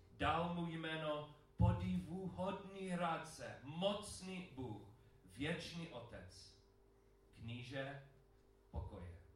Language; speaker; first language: Czech; non-native, learner; English